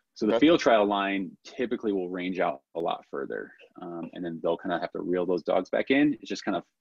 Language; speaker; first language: English; native; English